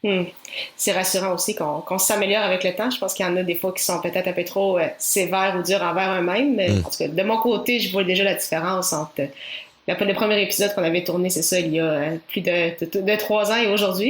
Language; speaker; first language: French; native; French